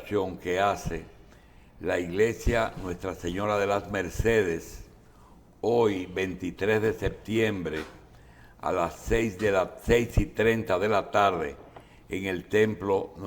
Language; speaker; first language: Spanish; native; Spanish